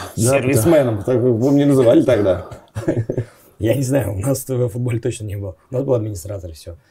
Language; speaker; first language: Russian; native; Russian